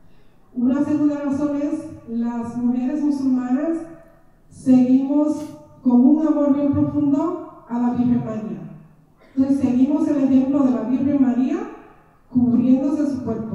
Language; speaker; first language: Spanish; native; Spanish